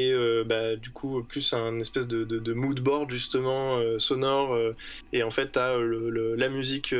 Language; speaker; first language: French; native; French